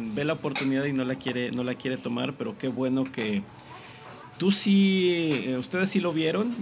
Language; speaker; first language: Spanish; native; Spanish